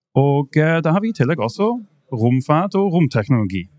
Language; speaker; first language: Norwegian; non-native, fluent; German